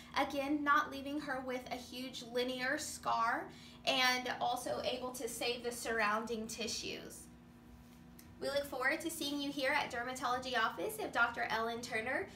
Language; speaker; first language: English; native; English